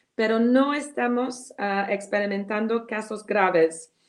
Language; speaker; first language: Spanish; non-native, fluent; English